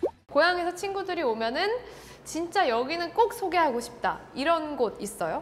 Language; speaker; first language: Korean; native; Korean